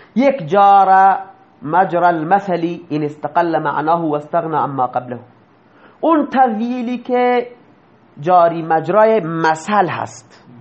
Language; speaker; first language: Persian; non-native, local second language; Baluchi